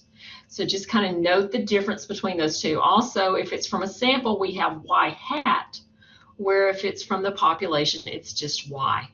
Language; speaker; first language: English; native; English